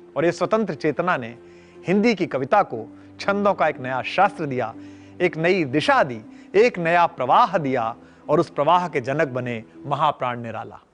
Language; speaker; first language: Hindi; native; Hindi